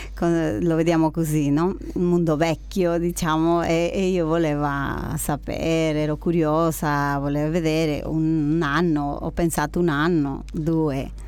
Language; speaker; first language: Italian; non-native, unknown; Spanish